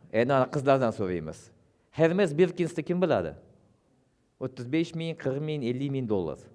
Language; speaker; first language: Uzbek; non-native, local second language; Russian